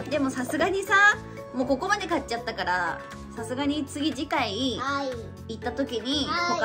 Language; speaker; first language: Japanese; native; Japanese